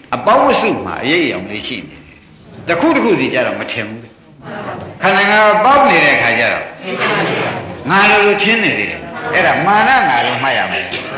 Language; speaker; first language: Burmese; native; Burmese